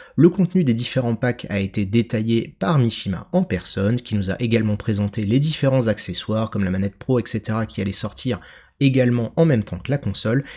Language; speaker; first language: French; native; French